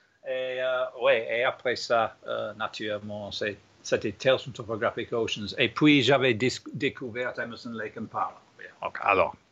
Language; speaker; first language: French; non-native, learner; English